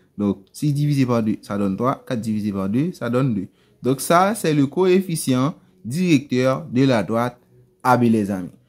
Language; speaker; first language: French; non-native, local second language; Haitian Creole